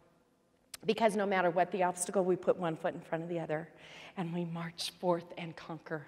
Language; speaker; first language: English; native; English